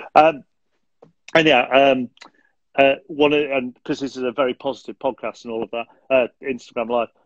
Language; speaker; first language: English; native; English